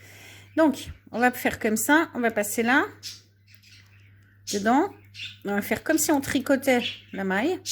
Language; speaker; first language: French; native; French